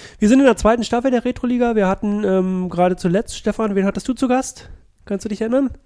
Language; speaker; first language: German; native; German